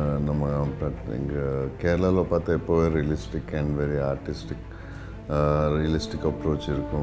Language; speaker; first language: Tamil; non-native, local second language; Telugu